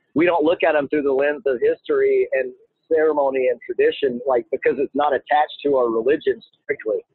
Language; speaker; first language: English; native; English